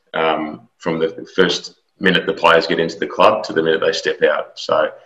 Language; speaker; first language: English; native; English